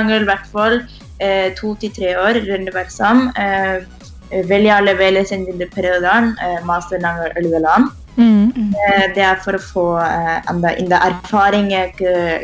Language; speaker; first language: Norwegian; early bilingual, other home language; Tamil